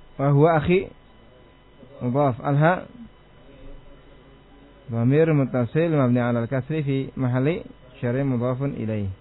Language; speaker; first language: Arabic; non-native, fluent; Indonesian